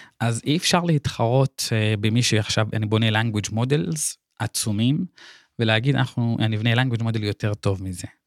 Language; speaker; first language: Hebrew; non-native, local second language; Arabic